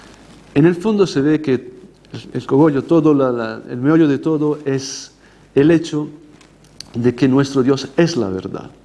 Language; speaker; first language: Spanish; non-native, fluent; Italian